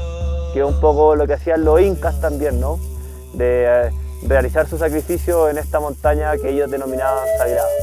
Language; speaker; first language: Spanish; native; Spanish